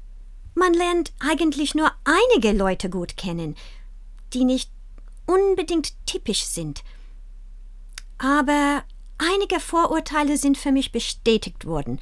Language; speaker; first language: German; non-native, fluent; English